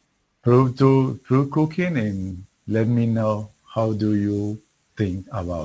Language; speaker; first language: English; non-native, learner; Spanish